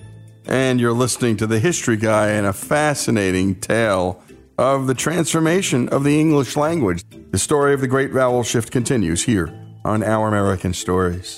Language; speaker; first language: English; native; English